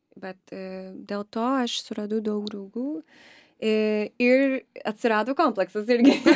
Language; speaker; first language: Lithuanian; early bilingual, other home language; English